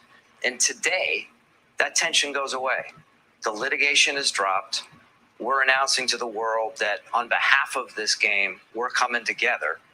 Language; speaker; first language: English; native; English